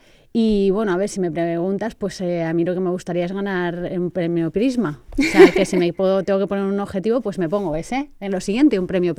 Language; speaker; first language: Spanish; native; Spanish